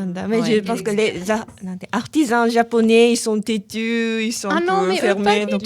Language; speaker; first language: French; non-native, learner; Japanese